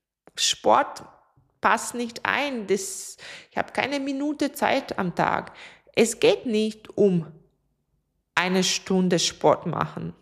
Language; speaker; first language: German; non-native, fluent; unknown